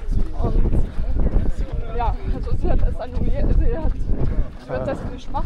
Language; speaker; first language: German; non-native, fluent; French